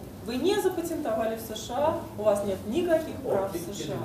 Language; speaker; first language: Russian; native; Russian